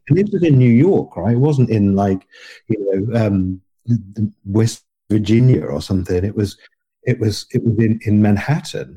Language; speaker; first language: English; native; English